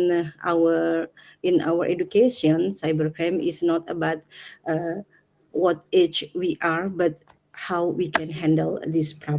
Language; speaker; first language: English; non-native, learner; Indonesian